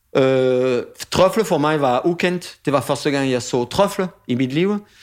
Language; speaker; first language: Danish; non-native, fluent; French